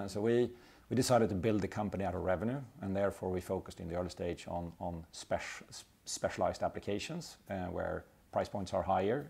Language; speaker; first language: English; non-native, fluent; Swedish